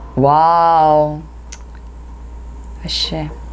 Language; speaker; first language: Russian; non-native, learner; Korean